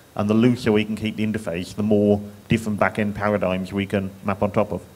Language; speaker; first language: English; native; English